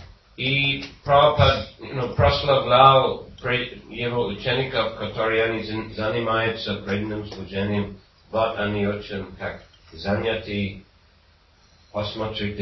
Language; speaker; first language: Russian; non-native, fluent; English